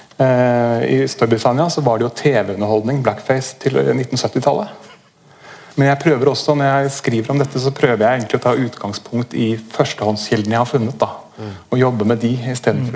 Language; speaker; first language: Norwegian; native; Norwegian